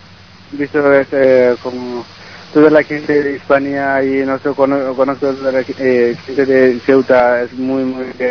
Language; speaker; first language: Spanish; non-native, learner; Bangla